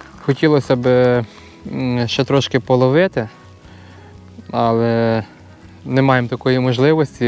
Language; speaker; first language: Ukrainian; native; Ukrainian